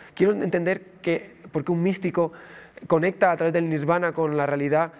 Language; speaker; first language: Spanish; native; Spanish